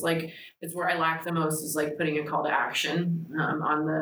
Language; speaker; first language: English; early bilingual, other home language; Greek